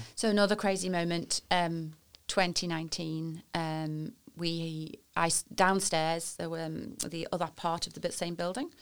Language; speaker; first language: English; native; English